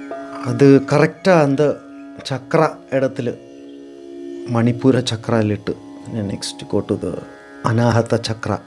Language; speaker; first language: Tamil; non-native, learner; Malayalam